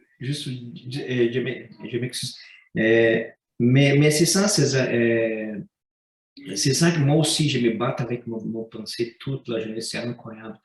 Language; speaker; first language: French; non-native, fluent; Portuguese